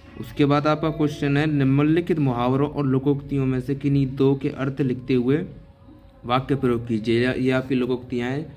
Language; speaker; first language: Hindi; native; Hindi